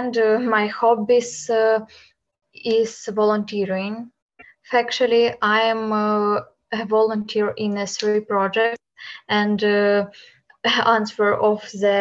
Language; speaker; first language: English; non-native, learner; Ukrainian